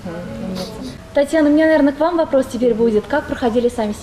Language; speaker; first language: Russian; native; Russian